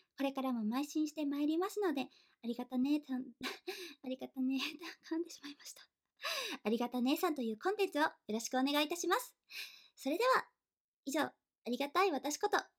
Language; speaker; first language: Japanese; native; Japanese